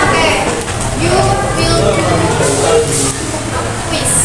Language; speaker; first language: English; non-native, fluent; Indonesian